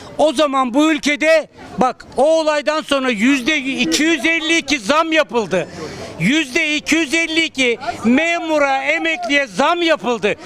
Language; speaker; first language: Turkish; native; Turkish